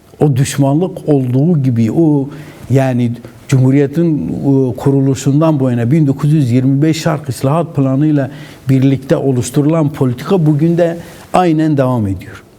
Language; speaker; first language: Turkish; non-native, local second language; Kurdish